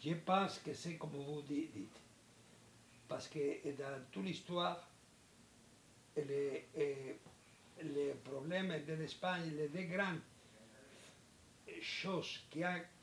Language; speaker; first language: French; non-native, learner; Spanish